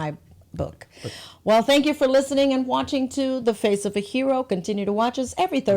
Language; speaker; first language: English; native; English